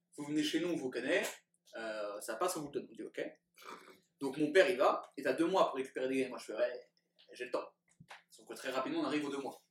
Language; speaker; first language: French; native; French